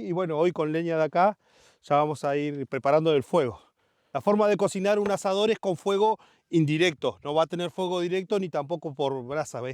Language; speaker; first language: Spanish; native; Spanish